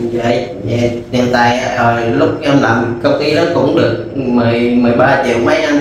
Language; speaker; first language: Vietnamese; non-native, local second language; Khmer